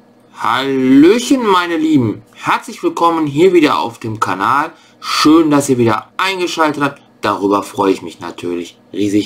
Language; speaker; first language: German; native; German